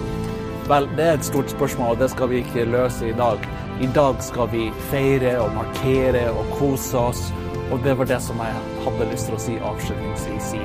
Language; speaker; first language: Norwegian; non-native, fluent; English